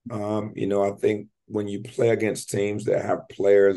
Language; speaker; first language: English; native; English